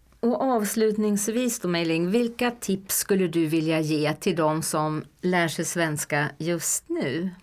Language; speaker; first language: Swedish; native; Swedish